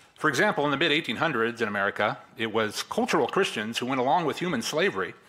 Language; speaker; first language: English; native; English